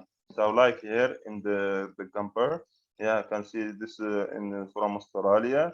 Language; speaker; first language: English; non-native, fluent; Arabic